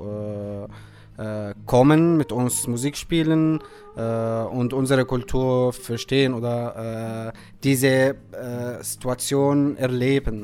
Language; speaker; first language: German; non-native, fluent; Arabic